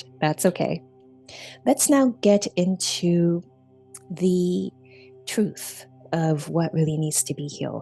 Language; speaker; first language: English; native; English